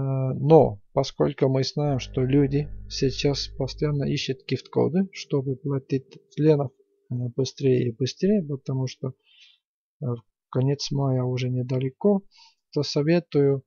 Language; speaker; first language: Russian; non-native, fluent; Estonian